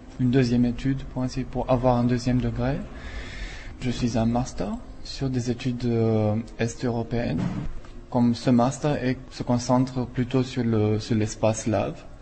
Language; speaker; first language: French; non-native, fluent; Romanian